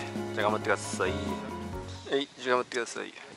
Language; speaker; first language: Japanese; native; Japanese